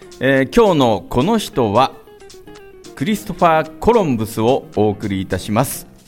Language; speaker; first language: Japanese; native; Japanese